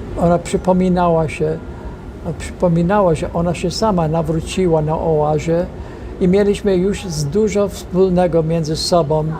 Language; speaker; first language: Polish; non-native, fluent; English